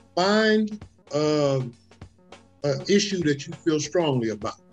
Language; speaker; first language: English; native; English